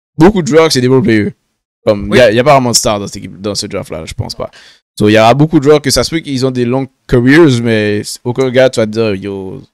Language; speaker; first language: French; native; French